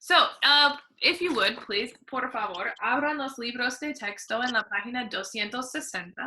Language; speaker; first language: Spanish; non-native, fluent; English